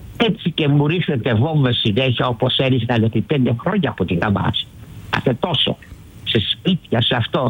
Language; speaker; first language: Greek; early bilingual, heritage; Greek